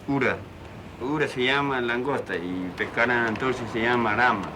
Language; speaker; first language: Spanish; non-native, local second language; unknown